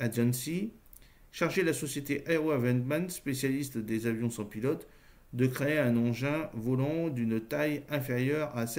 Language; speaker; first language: French; native; French